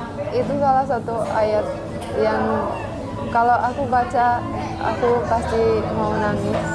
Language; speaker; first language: Indonesian; non-native, fluent; Finnish